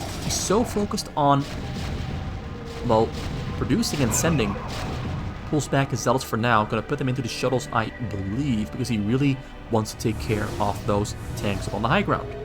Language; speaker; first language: English; native; English